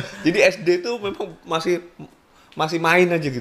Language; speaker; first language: Indonesian; native; Indonesian